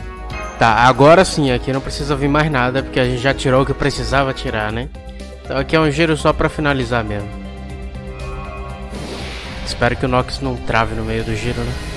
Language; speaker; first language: Portuguese; native; Portuguese